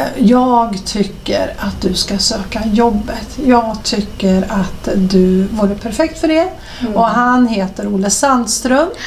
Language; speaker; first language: Swedish; early bilingual, other home language; Serbian